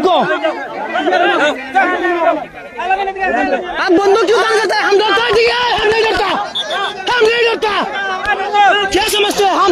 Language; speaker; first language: Hindi; non-native, learner; Bangla